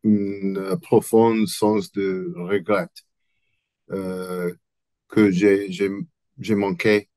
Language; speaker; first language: French; non-native, learner; English